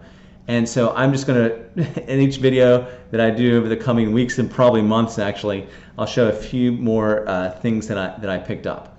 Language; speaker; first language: English; native; English